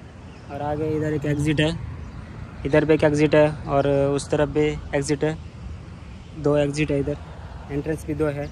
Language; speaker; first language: Hindi; non-native, local second language; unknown